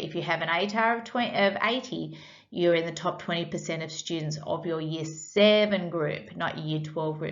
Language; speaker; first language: English; native; English